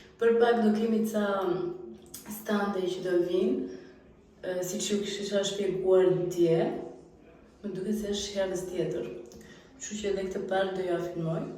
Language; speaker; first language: Albanian; early bilingual, heritage; Albanian